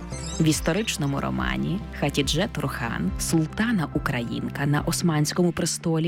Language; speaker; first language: Ukrainian; native; Ukrainian